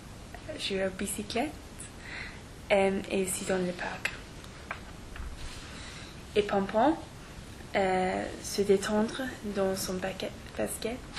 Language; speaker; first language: French; non-native, learner; English